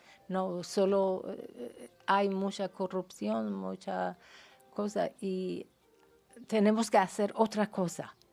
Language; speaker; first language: Spanish; non-native, fluent; Persian